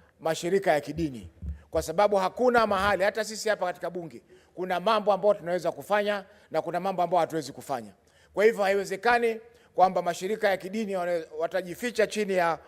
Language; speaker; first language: Swahili; native; Swahili